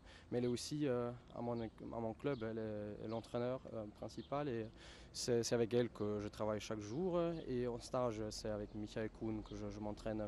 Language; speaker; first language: French; non-native, fluent; German